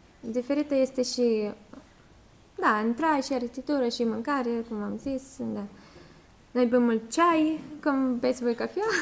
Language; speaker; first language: Romanian; non-native, learner; Russian